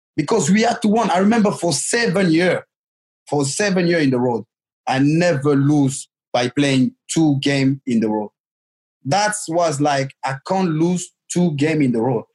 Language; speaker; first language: English; non-native, fluent; French